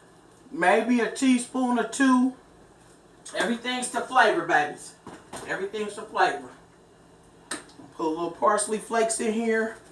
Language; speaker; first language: English; native; English